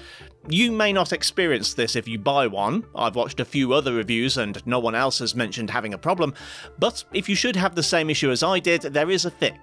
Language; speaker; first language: English; native; English